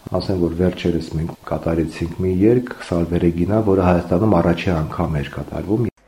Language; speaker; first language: Armenian; native; Armenian